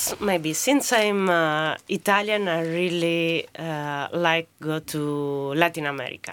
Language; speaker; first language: English; non-native, fluent; Italian